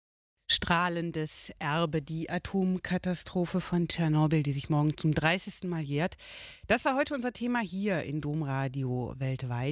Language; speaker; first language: German; native; German